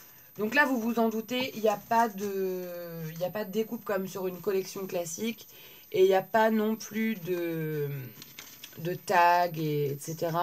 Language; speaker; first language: French; native; French